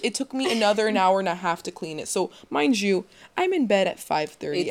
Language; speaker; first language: English; early bilingual, other home language; Spanish